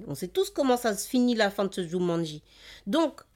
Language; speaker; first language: French; native; French